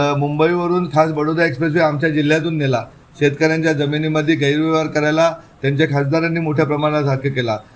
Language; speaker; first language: Marathi; native; Marathi